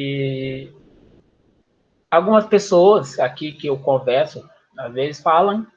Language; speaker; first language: Portuguese; non-native, fluent; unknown